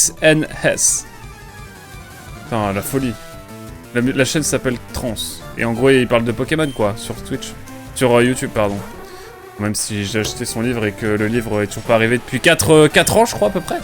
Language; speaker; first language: French; native; French